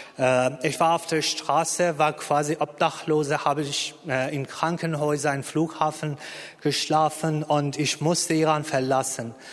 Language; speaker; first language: German; non-native, fluent; Persian